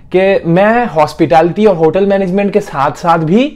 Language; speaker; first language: Hindi; non-native, local second language; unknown